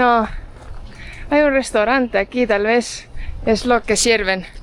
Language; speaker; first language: Spanish; non-native, fluent; Portuguese